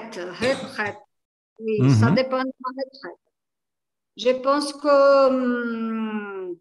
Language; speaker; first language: French; non-native, learner; Portuguese